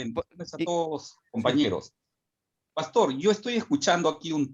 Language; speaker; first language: Spanish; native; Spanish